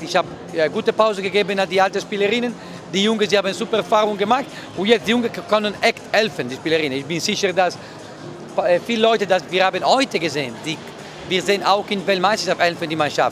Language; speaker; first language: German; non-native, learner; Italian